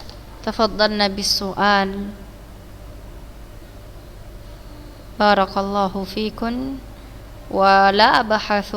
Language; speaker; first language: Arabic; non-native, fluent; Indonesian